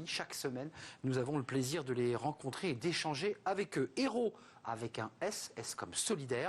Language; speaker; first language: French; native; French